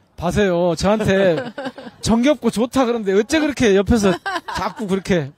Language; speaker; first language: Korean; native; Korean